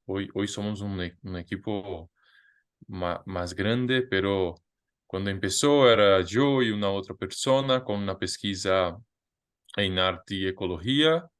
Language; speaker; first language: Spanish; non-native, fluent; Portuguese